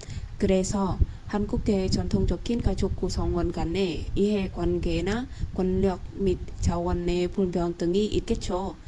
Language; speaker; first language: Korean; non-native, fluent; Vietnamese